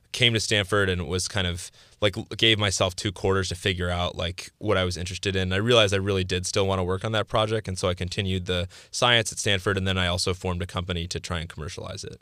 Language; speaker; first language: English; early bilingual, other home language; Greek